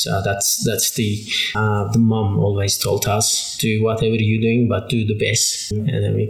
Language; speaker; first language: English; non-native, fluent; Turkish